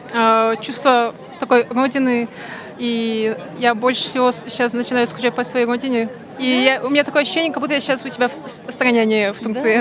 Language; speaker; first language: Russian; non-native, local second language; Kazakh